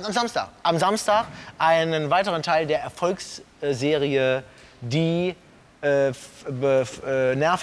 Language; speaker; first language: German; native; German